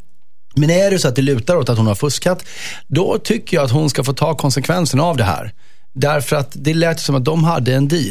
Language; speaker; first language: Swedish; native; Swedish